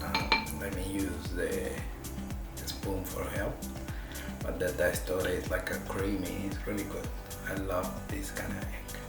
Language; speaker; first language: English; non-native, learner; Spanish